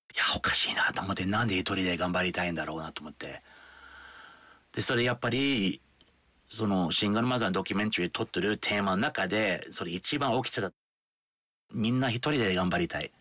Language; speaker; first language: Japanese; non-native, fluent; English